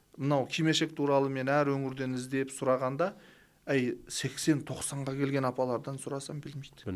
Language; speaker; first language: Kazakh; early bilingual, heritage; Kazakh